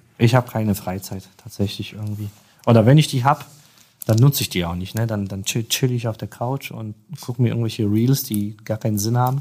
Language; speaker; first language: German; non-native, fluent; Polish